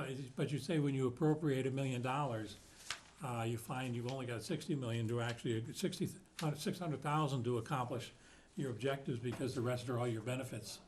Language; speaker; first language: English; native; English